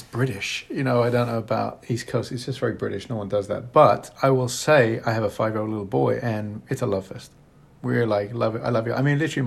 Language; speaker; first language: English; native; English